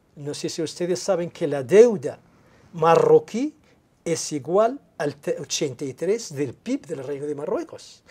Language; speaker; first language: Spanish; non-native, local second language; Arabic